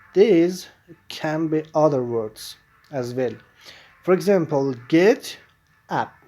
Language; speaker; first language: English; non-native, fluent; Persian